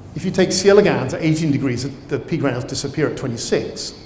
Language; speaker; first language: English; native; English